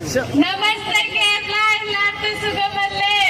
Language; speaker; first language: Malayalam; non-native, learner; Hindi